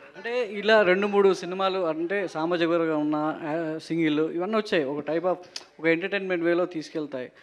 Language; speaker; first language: Telugu; native; Telugu